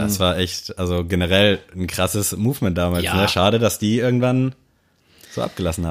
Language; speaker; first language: German; native; German